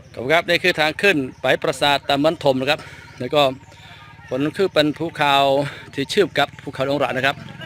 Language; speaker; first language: Thai; non-native, fluent; Khmer